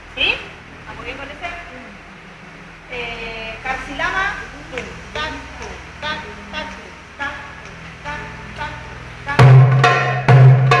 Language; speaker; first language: Spanish; native; Spanish